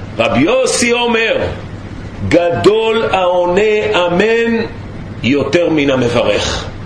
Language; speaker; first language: Hebrew; native; Hebrew